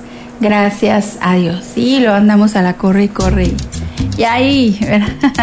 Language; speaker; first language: Spanish; native; Spanish